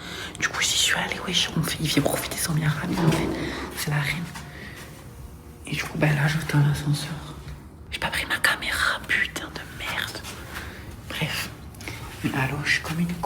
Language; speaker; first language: French; native; French